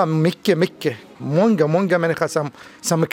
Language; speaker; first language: Swedish; non-native, learner; Arabic